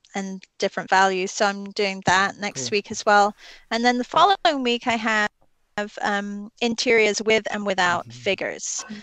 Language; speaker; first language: English; native; English